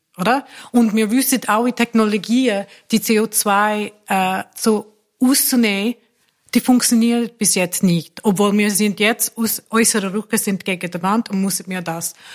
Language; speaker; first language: German; non-native, fluent; English